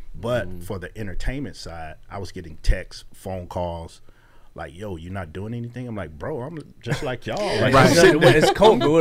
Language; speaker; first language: English; native; English